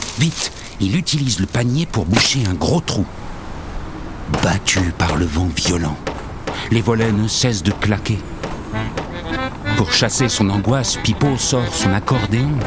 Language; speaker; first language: French; native; French